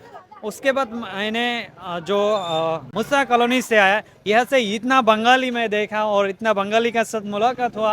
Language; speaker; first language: Hindi; non-native, learner; Bangla